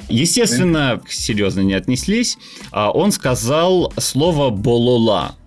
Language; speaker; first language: Russian; native; Russian